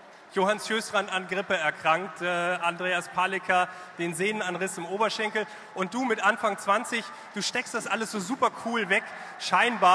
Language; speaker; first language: German; native; German